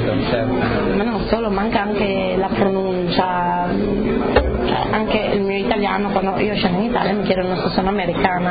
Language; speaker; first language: Italian; native; Italian